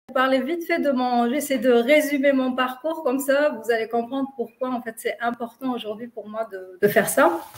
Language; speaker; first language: French; non-native, local second language; Arabic